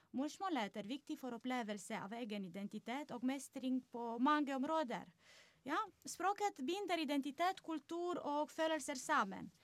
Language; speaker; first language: Norwegian; non-native, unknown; Romanian